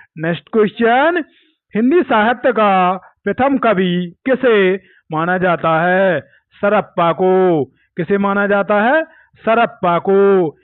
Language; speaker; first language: Hindi; native; Hindi